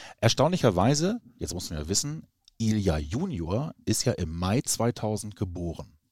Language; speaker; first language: German; native; German